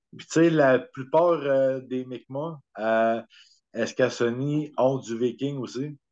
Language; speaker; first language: French; native; French